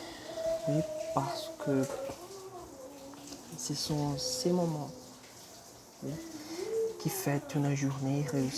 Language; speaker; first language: French; non-native, fluent; Portuguese